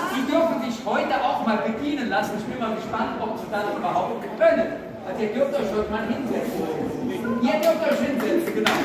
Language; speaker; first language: German; native; German